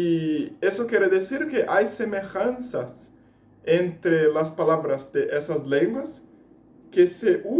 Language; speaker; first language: Spanish; non-native, fluent; Portuguese